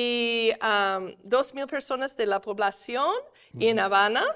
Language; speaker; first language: Spanish; non-native, fluent; English